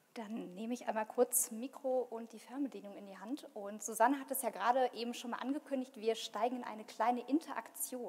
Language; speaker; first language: German; native; German